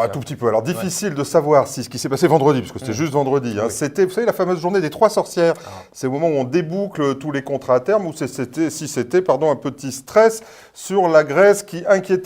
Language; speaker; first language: French; native; French